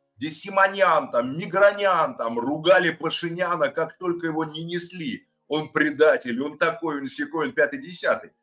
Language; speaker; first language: Russian; native; Russian